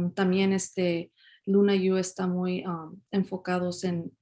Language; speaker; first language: Spanish; early bilingual, heritage; Spanish